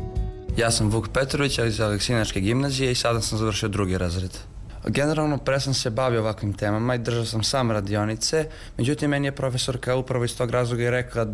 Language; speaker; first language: Serbian; native; Serbian